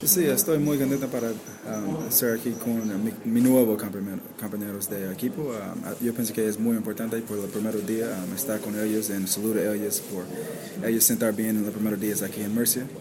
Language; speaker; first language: Spanish; non-native, learner; English